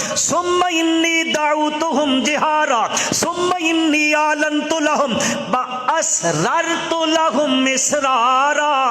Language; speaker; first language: Urdu; non-native, local second language; Punjabi